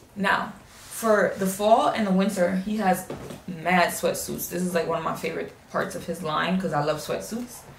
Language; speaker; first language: English; native; English